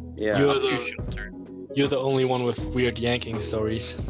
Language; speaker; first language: English; non-native, fluent; German